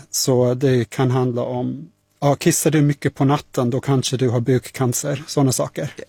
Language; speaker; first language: Swedish; non-native, fluent; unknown